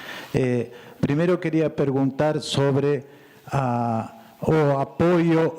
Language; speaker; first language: Portuguese; non-native, fluent; Spanish